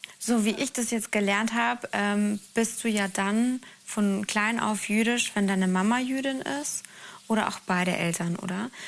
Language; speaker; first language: German; native; German